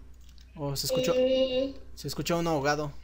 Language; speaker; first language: Spanish; native; Spanish